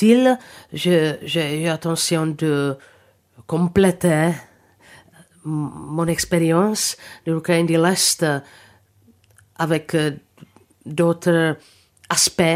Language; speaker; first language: French; non-native, fluent; Czech